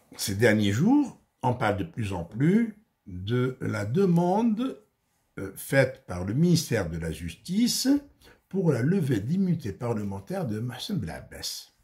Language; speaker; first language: French; non-native, local second language; Arabic